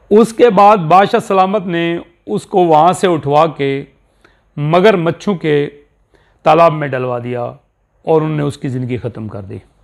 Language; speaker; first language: Urdu; non-native, local second language; Saraiki